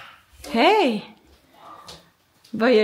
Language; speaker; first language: Swedish; native; Swedish